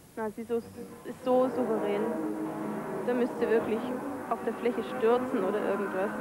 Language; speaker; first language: German; native; German